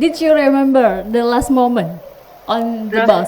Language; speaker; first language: English; non-native, learner; Indonesian